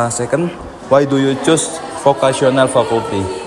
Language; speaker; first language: English; non-native, learner; Indonesian